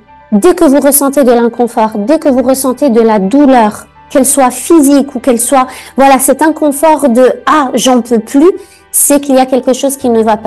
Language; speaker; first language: French; native; French